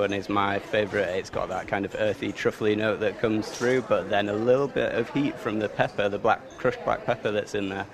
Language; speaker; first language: English; native; English